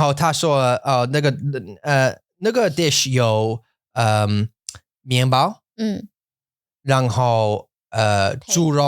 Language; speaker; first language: Chinese; non-native, learner; English